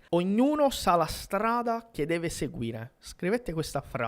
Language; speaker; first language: Italian; non-native, fluent; Portuguese